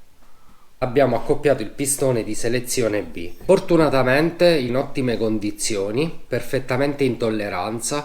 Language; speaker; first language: Italian; native; Italian